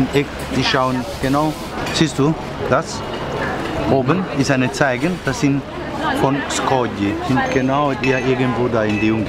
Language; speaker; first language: German; non-native, fluent; Italian